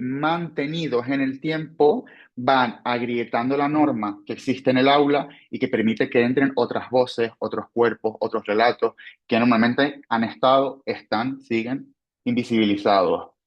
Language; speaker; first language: Spanish; native; Spanish